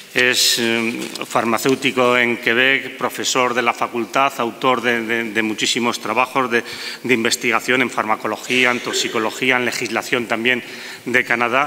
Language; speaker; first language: Spanish; native; Spanish